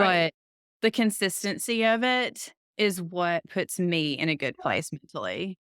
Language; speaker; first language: English; native; English